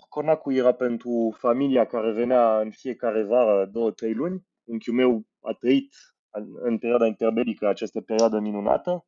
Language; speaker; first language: Romanian; non-native, fluent; French